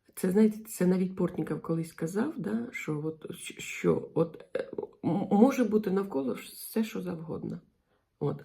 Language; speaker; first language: Ukrainian; non-native, local second language; Russian